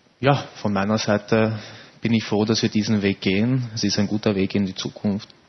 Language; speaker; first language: German; native; German